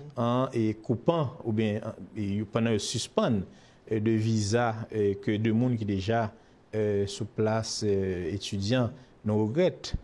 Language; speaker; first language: French; non-native, local second language; Haitian Creole